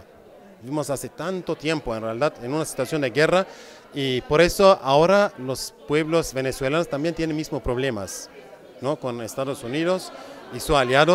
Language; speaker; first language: Spanish; non-native, fluent; Kurdish